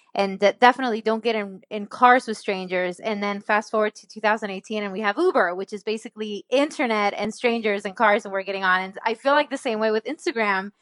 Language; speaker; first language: English; non-native, fluent; Spanish